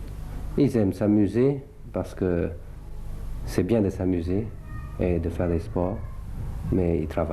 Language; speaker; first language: French; early bilingual, other home language; Thai